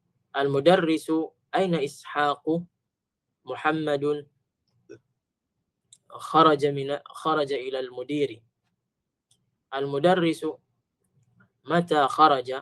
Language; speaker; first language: Arabic; non-native, fluent; Filipino